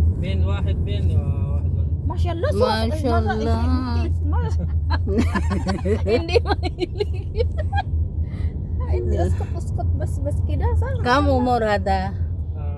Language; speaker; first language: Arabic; non-native, learner; Filipino